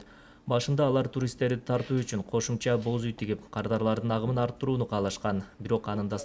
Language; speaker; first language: Kyrgyz; native; Kyrgyz